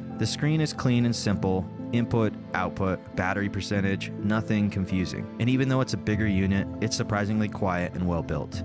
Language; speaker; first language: English; native; English